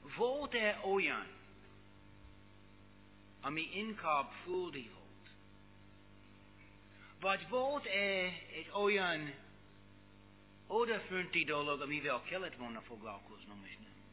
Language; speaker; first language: Hungarian; non-native, learner; English